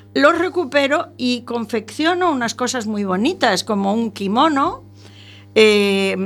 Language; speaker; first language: Spanish; native; Spanish